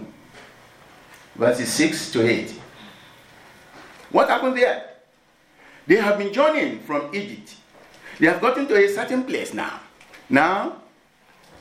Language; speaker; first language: English; non-native, local second language; Yoruba